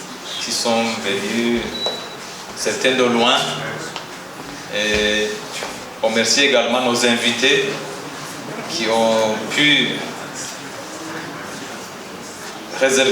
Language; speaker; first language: French; non-native, local second language; Rundi